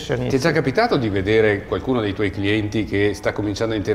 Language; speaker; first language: Italian; native; Italian